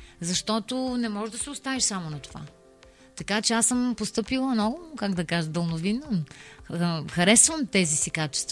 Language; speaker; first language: Bulgarian; native; Bulgarian